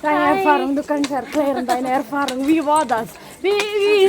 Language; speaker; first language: German; non-native, learner; Malayalam